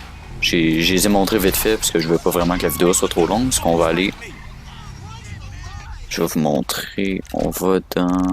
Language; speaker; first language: French; native; French